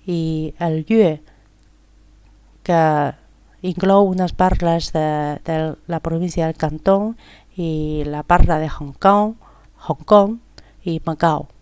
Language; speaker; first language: Catalan; non-native, fluent; Chinese